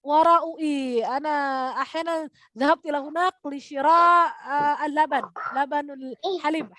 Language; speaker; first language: Arabic; non-native, fluent; Indonesian